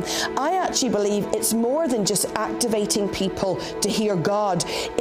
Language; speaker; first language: English; native; English